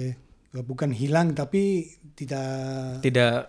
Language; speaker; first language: Indonesian; non-native, learner; German